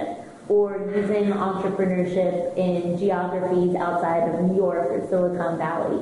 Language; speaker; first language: English; native; English